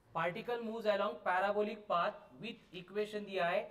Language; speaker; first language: Hindi; non-native, local second language; Marathi